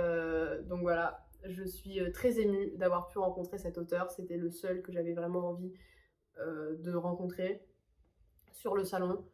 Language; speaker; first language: French; native; French